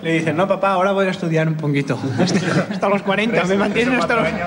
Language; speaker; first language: Spanish; native; Spanish